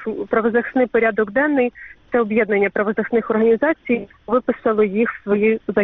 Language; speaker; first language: Ukrainian; native; Ukrainian